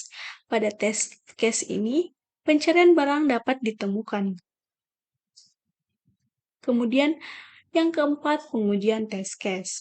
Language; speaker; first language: Indonesian; native; Indonesian